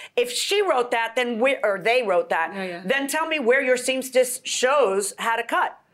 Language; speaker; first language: English; early bilingual, other home language; Spanish